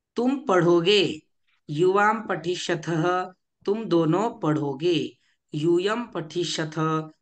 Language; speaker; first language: Hindi; non-native, local second language; Marathi